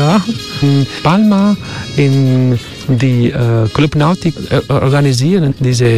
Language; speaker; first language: German; non-native, learner; Spanish